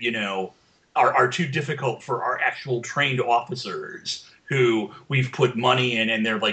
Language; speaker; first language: English; native; English